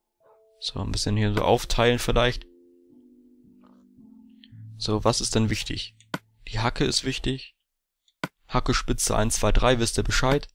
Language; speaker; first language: German; native; German